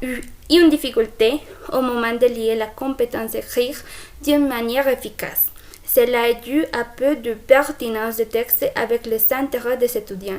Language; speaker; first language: French; non-native, fluent; Spanish